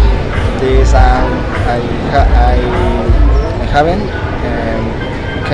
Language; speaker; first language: English; non-native, learner; Spanish